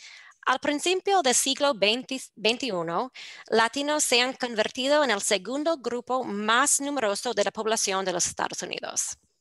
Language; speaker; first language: Spanish; non-native, fluent; English